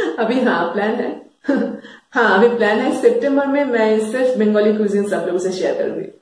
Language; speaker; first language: Hindi; non-native, local second language; Bangla